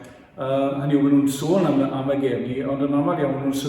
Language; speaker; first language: Welsh; native; Welsh